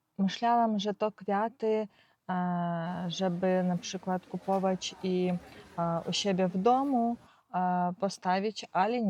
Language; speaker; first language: Polish; non-native, learner; Ukrainian